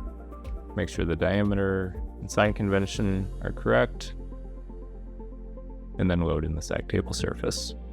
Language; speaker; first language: English; native; English